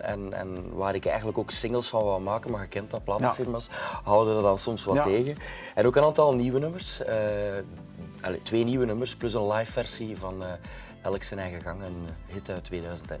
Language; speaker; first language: Dutch; native; Dutch